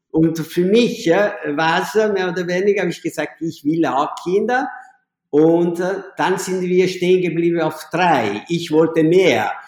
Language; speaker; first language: German; non-native, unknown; Italian